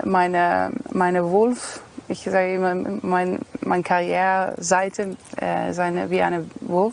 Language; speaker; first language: German; non-native, learner; Dutch